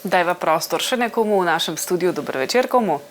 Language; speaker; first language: Slovenian; native; Slovenian